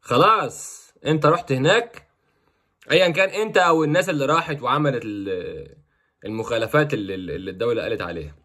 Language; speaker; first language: Arabic; native; Arabic